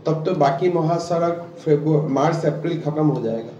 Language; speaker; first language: Hindi; non-native, local second language; Assamese